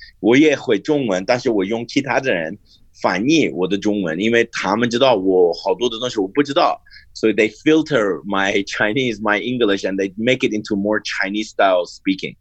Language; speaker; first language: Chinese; non-native, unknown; English